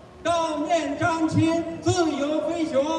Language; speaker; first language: Chinese; native; Chinese